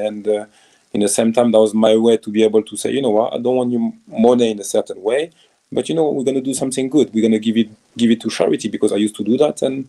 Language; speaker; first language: English; non-native, fluent; French